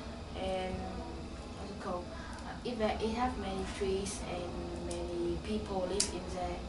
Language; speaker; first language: English; non-native, learner; Vietnamese